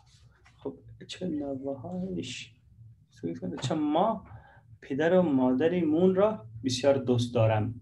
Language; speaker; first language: Persian; non-native, learner; Urdu